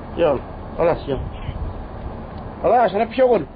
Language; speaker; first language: Arabic; non-native, learner; Filipino